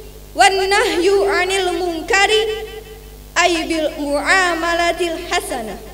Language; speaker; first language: Arabic; non-native, learner; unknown